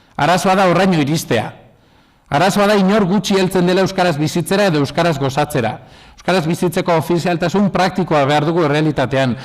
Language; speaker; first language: Basque; non-native, local second language; Spanish